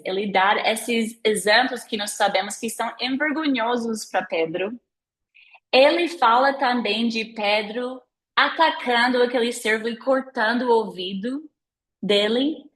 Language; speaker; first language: Portuguese; non-native, fluent; English